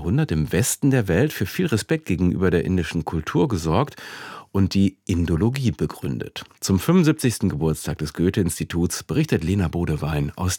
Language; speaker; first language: German; native; German